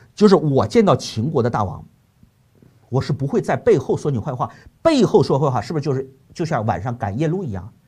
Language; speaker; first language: Chinese; native; Chinese